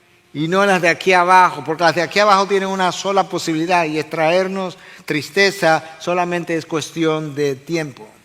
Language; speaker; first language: Spanish; native; Spanish